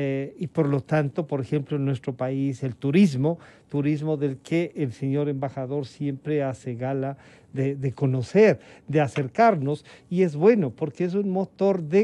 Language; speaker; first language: Spanish; native; Spanish